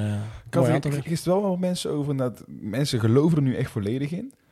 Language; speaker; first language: Dutch; native; Dutch